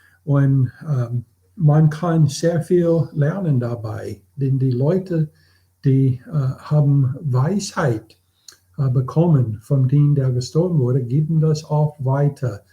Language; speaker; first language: German; non-native, fluent; English